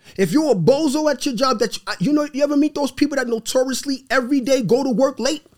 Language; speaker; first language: English; early bilingual, other home language; Haitian Creole